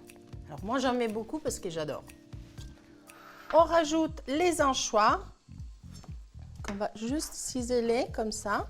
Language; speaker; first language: French; non-native, fluent; Italian